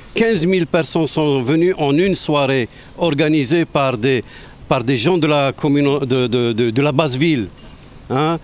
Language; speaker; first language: French; non-native, local second language; Arabic